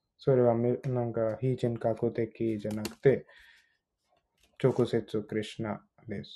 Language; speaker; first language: Japanese; non-native, learner; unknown